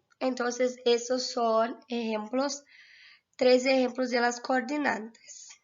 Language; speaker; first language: Spanish; non-native, fluent; Portuguese